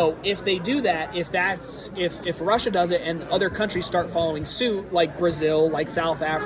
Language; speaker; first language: English; native; English